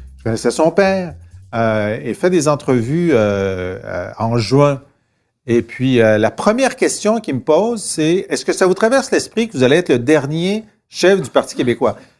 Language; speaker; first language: French; native; French